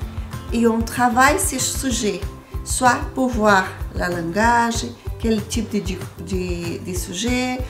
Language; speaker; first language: French; non-native, fluent; Portuguese